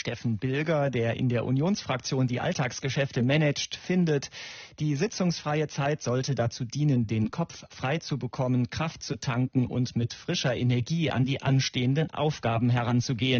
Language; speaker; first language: German; native; German